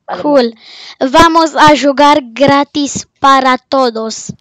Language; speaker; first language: Spanish; non-native, learner; Romanian